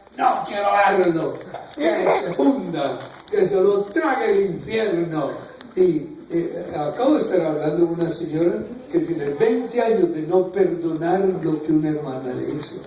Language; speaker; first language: Spanish; native; Spanish